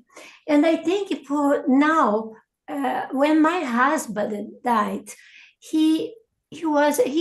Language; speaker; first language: English; non-native, learner; Portuguese